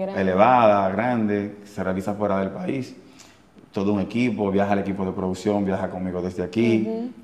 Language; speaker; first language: Spanish; native; Spanish